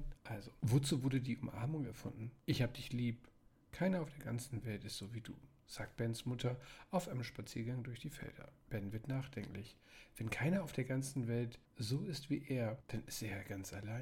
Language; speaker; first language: German; native; German